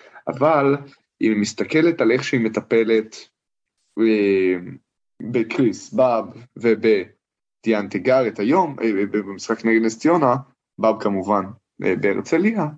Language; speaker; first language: Hebrew; native; Hebrew